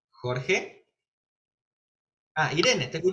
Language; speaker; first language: Spanish; native; Spanish